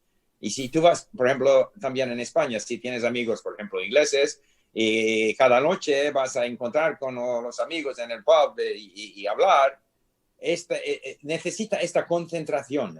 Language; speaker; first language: Spanish; non-native, fluent; English